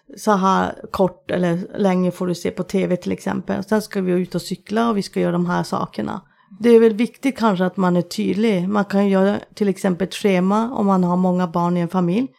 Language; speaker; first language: Swedish; early bilingual, other home language; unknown